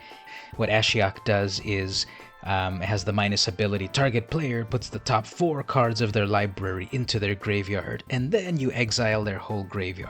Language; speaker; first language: English; native; English